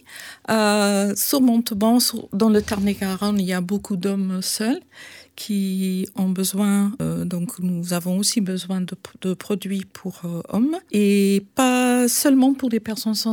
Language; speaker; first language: French; native; French